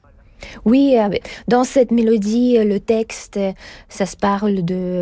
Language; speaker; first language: French; non-native, fluent; Russian